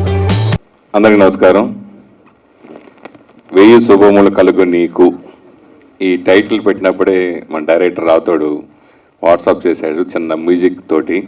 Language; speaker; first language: Telugu; native; Telugu